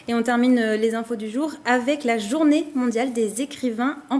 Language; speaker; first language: French; native; French